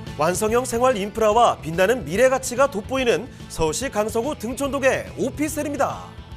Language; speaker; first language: Korean; native; Korean